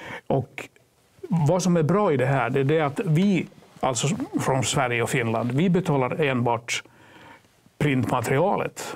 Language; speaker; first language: Swedish; non-native, fluent; Finnish